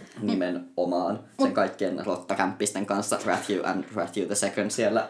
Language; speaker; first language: Finnish; native; Finnish